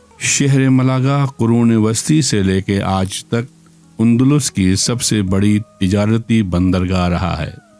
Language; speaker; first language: Urdu; non-native, local second language; Brahui